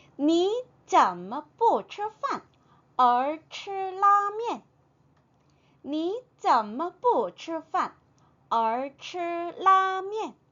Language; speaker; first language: Chinese; non-native, fluent; Korean